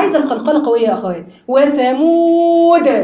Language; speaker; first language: Arabic; native; Arabic